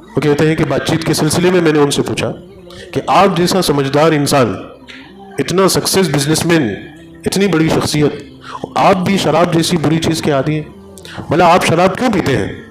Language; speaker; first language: Urdu; native; Urdu